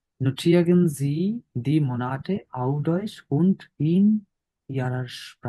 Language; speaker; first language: German; non-native, fluent; Bangla